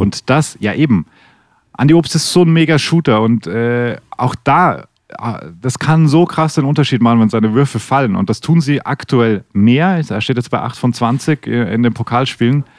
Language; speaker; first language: German; native; German